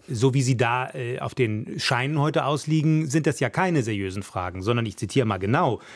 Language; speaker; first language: German; native; German